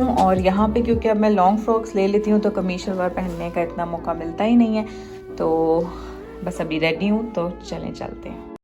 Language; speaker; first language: Urdu; native; Urdu